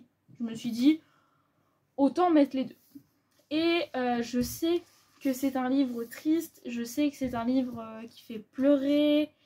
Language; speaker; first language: French; native; French